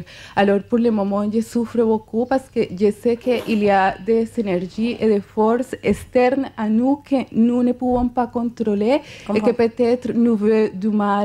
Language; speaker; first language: French; non-native, fluent; Spanish